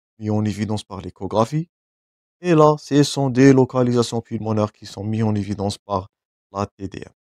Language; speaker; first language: French; non-native, local second language; Arabic